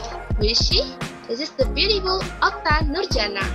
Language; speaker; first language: English; non-native, learner; Indonesian